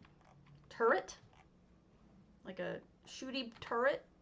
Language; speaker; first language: English; native; English